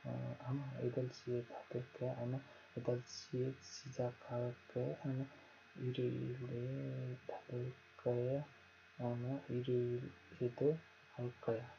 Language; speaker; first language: Korean; non-native, learner; Nepali